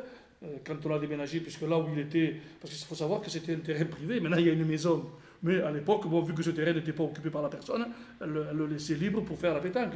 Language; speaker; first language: French; native; French